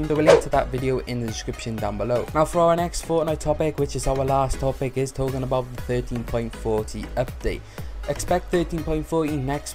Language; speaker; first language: English; native; English